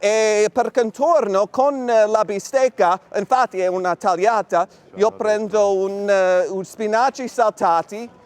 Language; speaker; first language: Italian; non-native, fluent; English